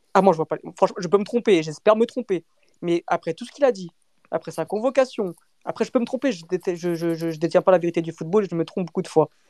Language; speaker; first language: French; early bilingual, other home language; Portuguese